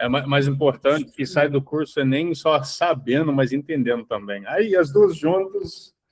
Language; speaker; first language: Portuguese; early bilingual, heritage; English